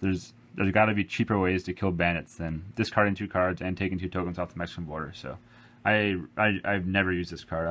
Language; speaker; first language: English; native; English